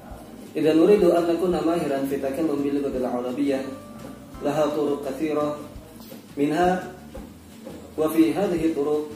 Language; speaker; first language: Arabic; non-native, fluent; Indonesian